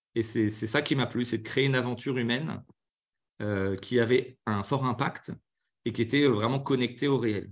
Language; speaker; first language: French; native; French